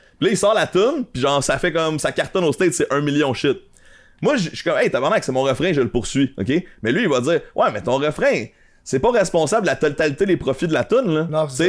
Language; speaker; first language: French; native; French